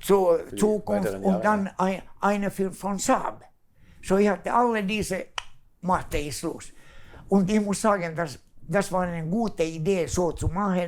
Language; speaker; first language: German; non-native, fluent; Finnish